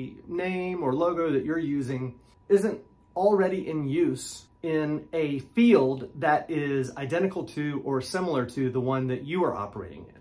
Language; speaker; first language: English; native; English